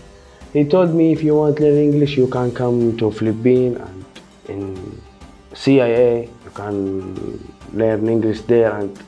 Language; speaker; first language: English; non-native, learner; Arabic